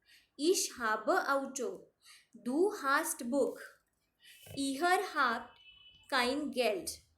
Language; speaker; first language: German; non-native, fluent; Marathi